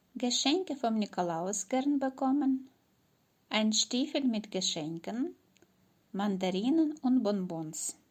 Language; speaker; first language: German; non-native, fluent; Ukrainian